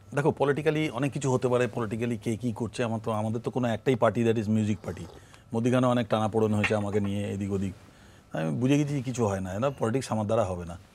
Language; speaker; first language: Bangla; native; Bangla